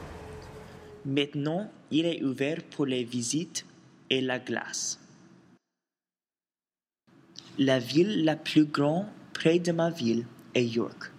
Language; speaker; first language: French; non-native, learner; English